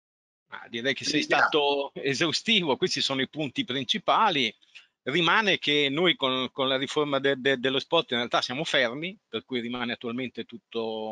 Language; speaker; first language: Italian; native; Italian